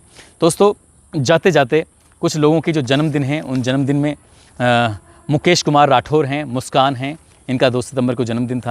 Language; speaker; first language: Hindi; native; Hindi